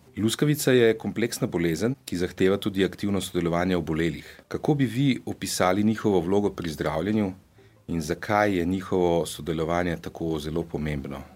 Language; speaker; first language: Slovenian; native; Slovenian